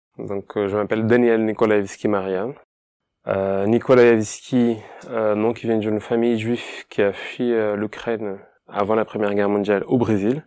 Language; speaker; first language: French; non-native, fluent; Portuguese